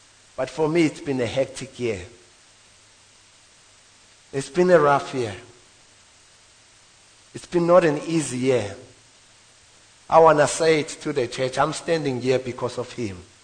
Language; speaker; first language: English; non-native, local second language; Zulu